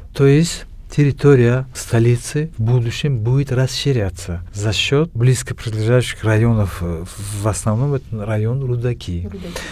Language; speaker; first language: Russian; non-native, local second language; Tajik